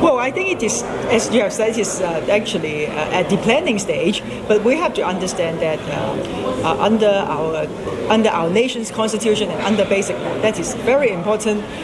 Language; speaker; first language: English; non-native, local second language; Cantonese